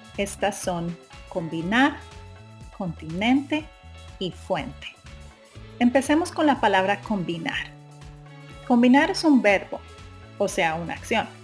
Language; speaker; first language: Spanish; native; Spanish